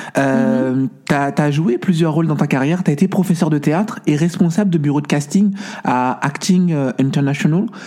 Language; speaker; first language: French; native; French